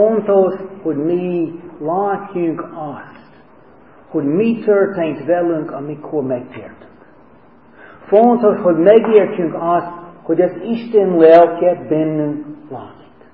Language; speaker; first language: Hungarian; non-native, fluent; English